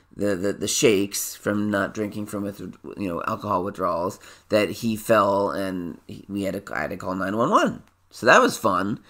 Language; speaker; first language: English; native; English